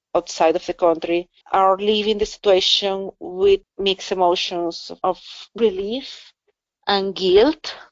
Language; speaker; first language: English; non-native, fluent; Spanish